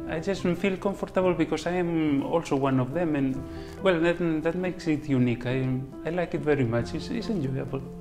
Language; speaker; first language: English; non-native, fluent; Galician